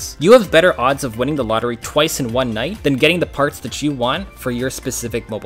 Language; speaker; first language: English; native; English